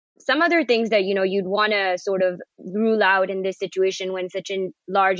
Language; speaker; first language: English; non-native, local second language; Urdu